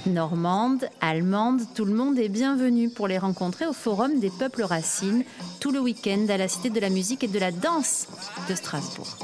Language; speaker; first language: French; native; French